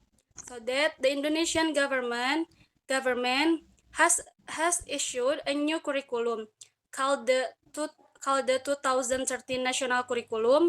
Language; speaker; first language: English; non-native, learner; Indonesian